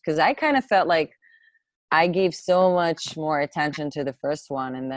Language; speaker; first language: English; non-native, fluent; Hebrew